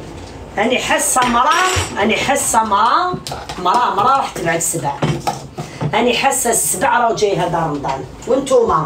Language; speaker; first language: Arabic; native; Arabic